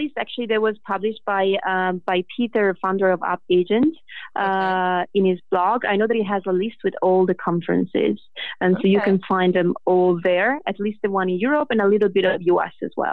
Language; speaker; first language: English; non-native, fluent; Italian